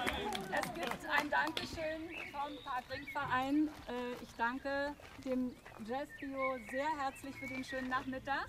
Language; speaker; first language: German; native; German